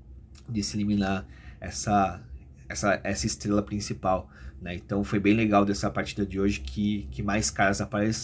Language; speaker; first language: Portuguese; native; Portuguese